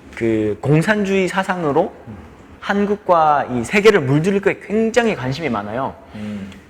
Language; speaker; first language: Korean; native; Korean